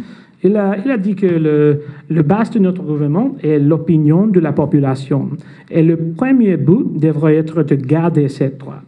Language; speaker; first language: French; non-native, fluent; English